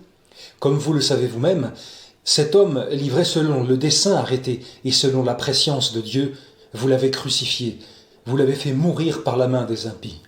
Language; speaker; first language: French; native; French